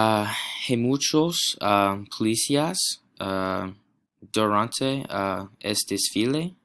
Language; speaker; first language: Spanish; non-native, learner; English